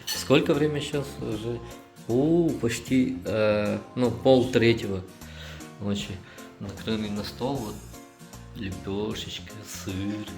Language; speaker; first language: Russian; native; Russian